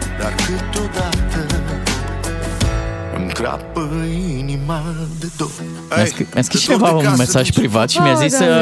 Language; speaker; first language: Romanian; native; Romanian